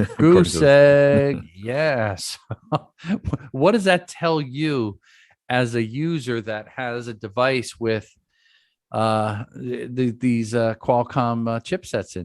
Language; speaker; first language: English; native; English